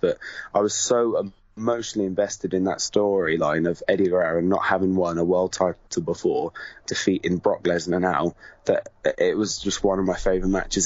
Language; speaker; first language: English; native; English